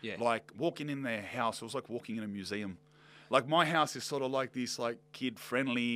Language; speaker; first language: English; native; English